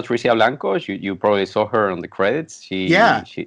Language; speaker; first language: English; non-native, fluent; Spanish